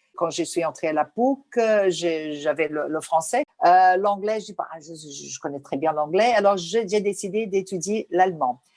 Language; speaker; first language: French; non-native, fluent; Portuguese